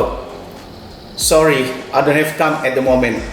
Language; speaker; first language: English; non-native, fluent; Indonesian